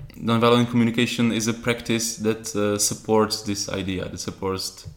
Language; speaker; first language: English; non-native, fluent; Czech